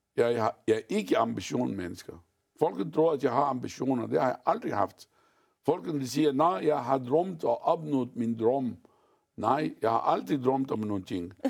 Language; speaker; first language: Danish; non-native, fluent; Arabic